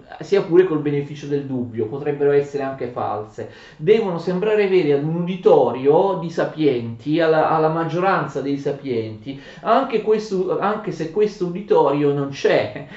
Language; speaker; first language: Italian; native; Italian